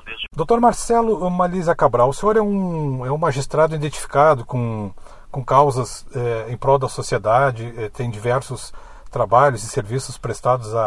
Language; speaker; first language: Portuguese; native; Portuguese